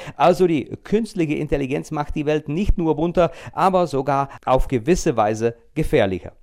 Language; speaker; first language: German; non-native, fluent; Czech